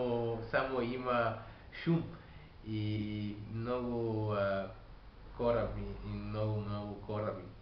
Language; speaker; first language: Bulgarian; non-native, learner; French